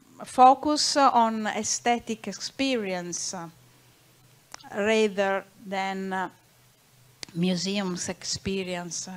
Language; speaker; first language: English; non-native, learner; Italian